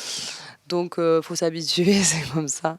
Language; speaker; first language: French; native; French